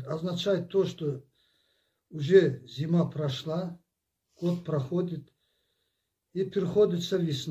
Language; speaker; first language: Russian; non-native, local second language; Azerbaijani